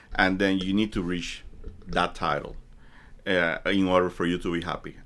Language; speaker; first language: English; non-native, fluent; Spanish